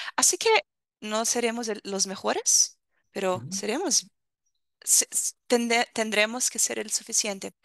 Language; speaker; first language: Spanish; non-native, fluent; Portuguese